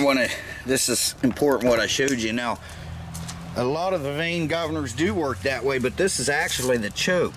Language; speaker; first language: English; native; English